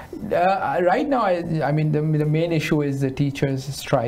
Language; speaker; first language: English; non-native, local second language; Hindi